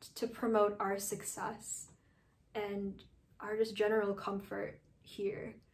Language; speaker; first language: English; native; English